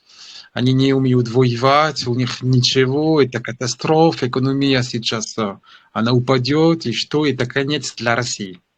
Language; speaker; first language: Russian; non-native, learner; French